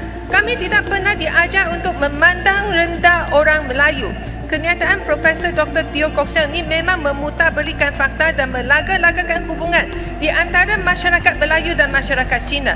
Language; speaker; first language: Malay; non-native, local second language; Chinese